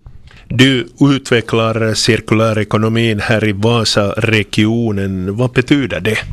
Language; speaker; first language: Swedish; non-native, fluent; Finnish